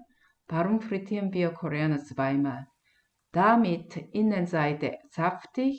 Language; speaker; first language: German; non-native, fluent; Korean